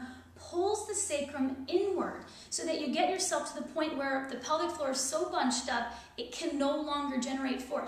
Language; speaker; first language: English; native; English